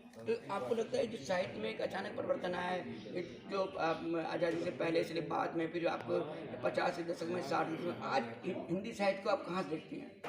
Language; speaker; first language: Hindi; native; Hindi